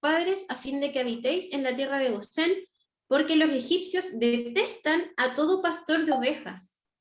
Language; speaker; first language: Spanish; native; Spanish